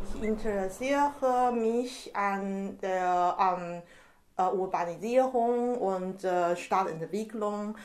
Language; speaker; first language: German; non-native, learner; Chinese